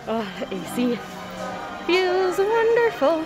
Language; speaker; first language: English; native; English